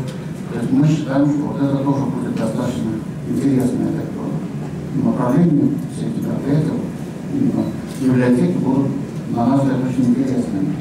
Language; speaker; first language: Russian; native; Russian